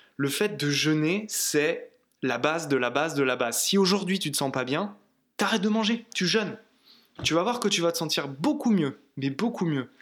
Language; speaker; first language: French; native; French